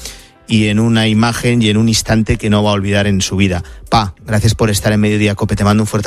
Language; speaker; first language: Spanish; native; Spanish